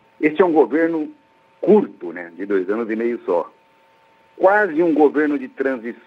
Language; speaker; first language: Portuguese; native; Portuguese